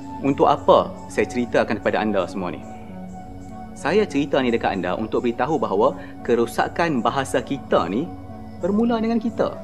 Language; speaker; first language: Malay; native; Malay